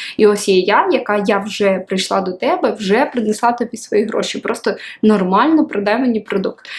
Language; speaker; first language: Ukrainian; non-native, local second language; Russian